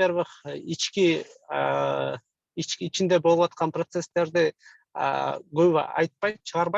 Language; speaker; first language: Kyrgyz; native; Kyrgyz